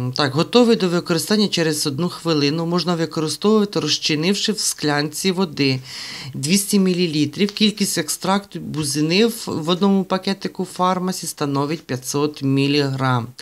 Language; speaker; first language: Ukrainian; non-native, local second language; Russian